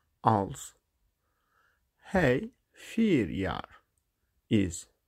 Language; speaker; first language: Dutch; non-native, learner; Turkish